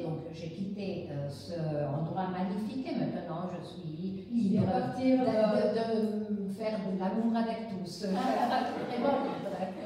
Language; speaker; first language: French; non-native, fluent; Italian